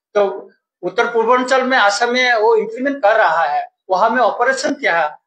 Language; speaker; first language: Hindi; non-native, local second language; Bangla